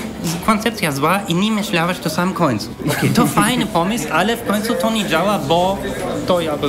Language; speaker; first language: Polish; non-native, learner; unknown